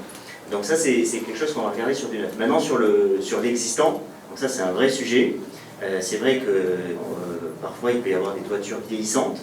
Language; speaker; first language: French; native; French